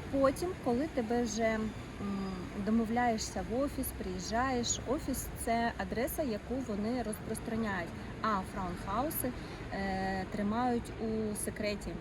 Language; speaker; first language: Ukrainian; non-native, local second language; Russian